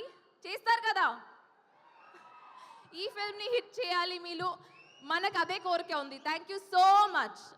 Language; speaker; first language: Telugu; non-native, fluent; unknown